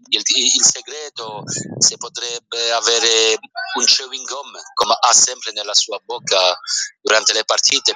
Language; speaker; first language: Italian; early bilingual, heritage; French